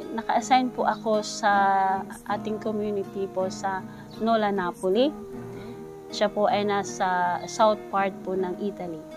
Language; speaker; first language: Filipino; native; Filipino